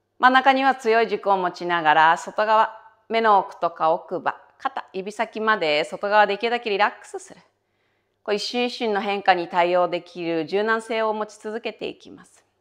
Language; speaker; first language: Japanese; native; Japanese